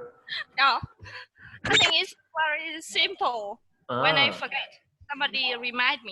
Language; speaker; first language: English; non-native, learner; Vietnamese